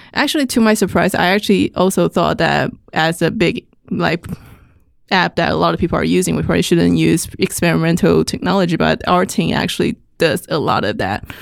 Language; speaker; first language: English; non-native, fluent; Chinese